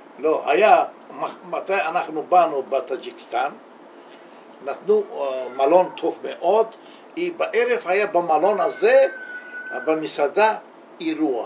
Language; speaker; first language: Hebrew; non-native, learner; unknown